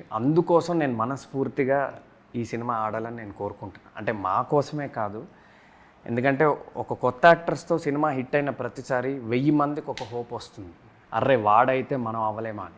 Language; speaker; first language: Telugu; native; Telugu